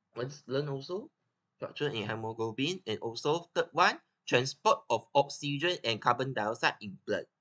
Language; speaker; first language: English; non-native, local second language; Chinese